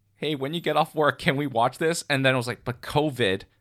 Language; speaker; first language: English; non-native, local second language; Cantonese